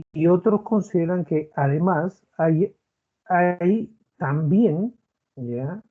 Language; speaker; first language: Spanish; native; Spanish